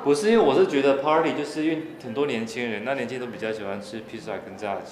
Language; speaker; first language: Chinese; native; Chinese